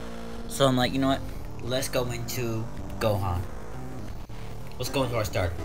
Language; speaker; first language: English; native; English